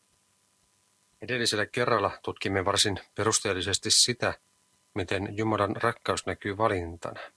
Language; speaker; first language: Finnish; native; Finnish